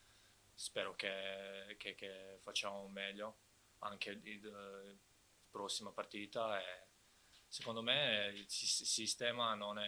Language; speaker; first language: Italian; non-native, fluent; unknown